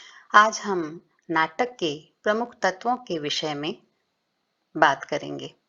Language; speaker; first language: Hindi; native; Hindi